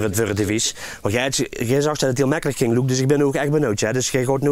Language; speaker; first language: Dutch; native; Dutch